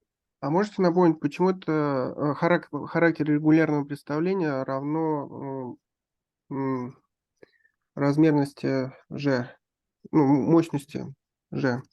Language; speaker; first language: Russian; native; Russian